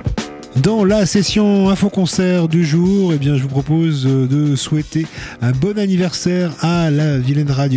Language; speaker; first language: French; native; French